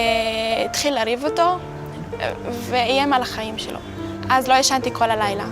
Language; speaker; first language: Hebrew; non-native, local second language; Arabic